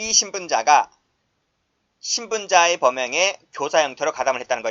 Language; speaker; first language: Korean; native; Korean